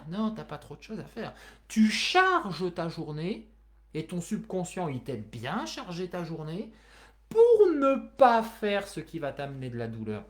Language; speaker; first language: French; native; French